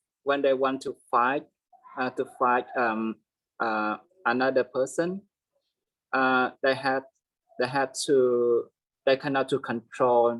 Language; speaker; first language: English; non-native, learner; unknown